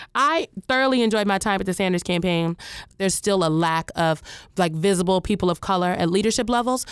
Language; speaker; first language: English; native; English